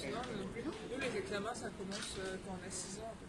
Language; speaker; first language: French; native; French